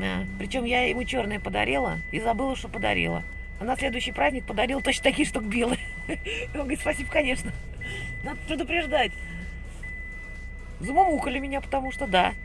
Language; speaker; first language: Russian; native; Russian